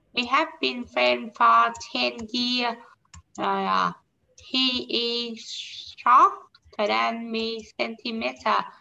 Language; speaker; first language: English; non-native, learner; Vietnamese